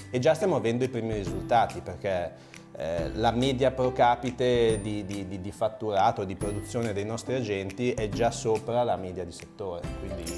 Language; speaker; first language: Italian; native; Italian